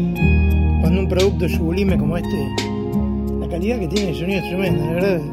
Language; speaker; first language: Spanish; native; Spanish